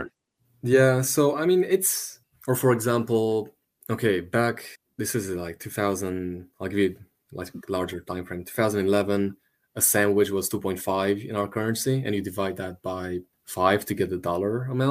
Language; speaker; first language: English; non-native, fluent; Romanian